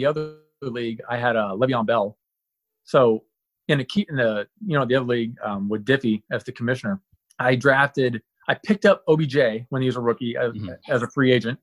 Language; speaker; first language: English; native; English